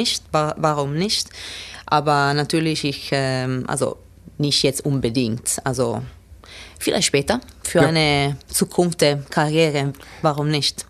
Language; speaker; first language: German; non-native, learner; Italian